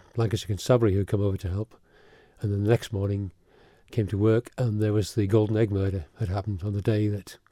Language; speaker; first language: English; early bilingual, other home language; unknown